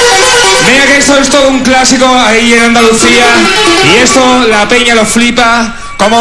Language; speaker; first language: Spanish; native; Spanish